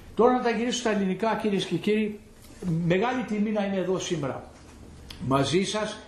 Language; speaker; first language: Greek; early bilingual, heritage; Greek